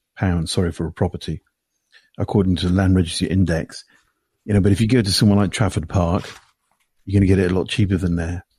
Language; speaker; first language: English; native; English